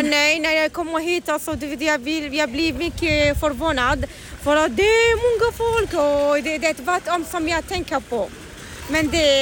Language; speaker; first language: Swedish; non-native, learner; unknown